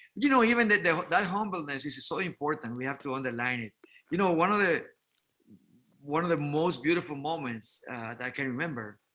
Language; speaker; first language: English; non-native, fluent; Spanish